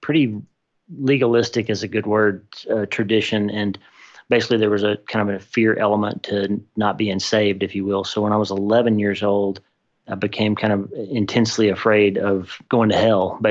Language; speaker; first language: English; native; English